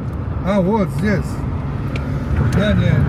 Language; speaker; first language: Russian; non-native, local second language; Uzbek